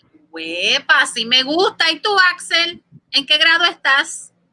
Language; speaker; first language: Spanish; early bilingual, heritage; Spanish